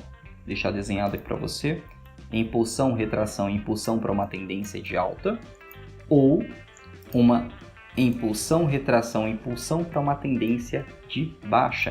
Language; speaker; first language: Portuguese; native; Portuguese